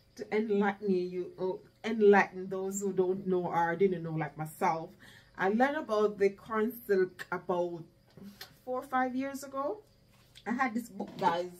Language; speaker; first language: English; non-native, local second language; Jamaican Creole English